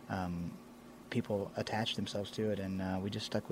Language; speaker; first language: English; native; English